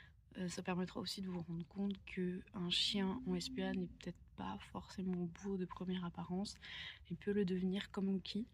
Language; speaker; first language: French; native; French